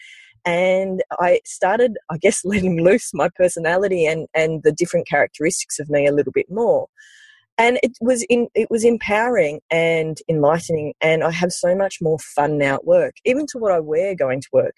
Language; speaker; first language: English; native; English